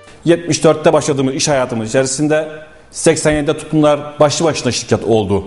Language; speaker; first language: Turkish; native; Turkish